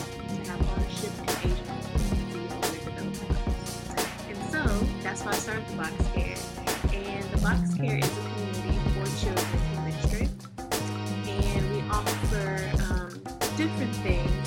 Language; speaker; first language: English; native; English